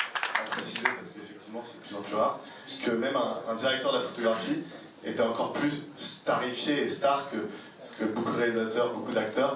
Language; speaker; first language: French; native; French